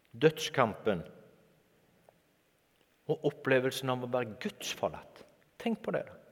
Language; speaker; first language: Norwegian; native; Norwegian